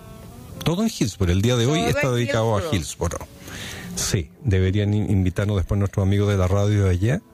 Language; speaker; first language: Spanish; native; Spanish